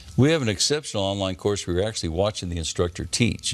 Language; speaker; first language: English; native; English